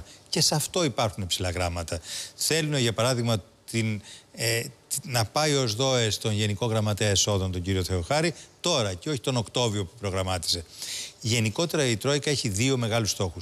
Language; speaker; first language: Greek; native; Greek